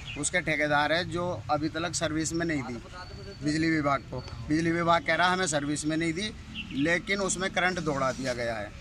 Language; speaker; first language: Hindi; native; Hindi